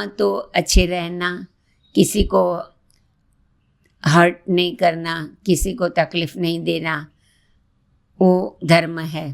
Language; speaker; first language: Hindi; non-native, local second language; Gujarati